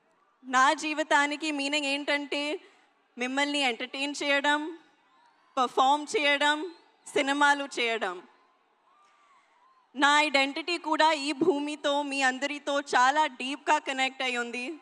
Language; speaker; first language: Telugu; non-native, learner; Hindi